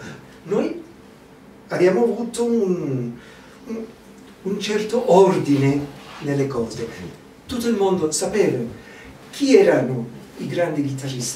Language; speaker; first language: Italian; non-native, fluent; English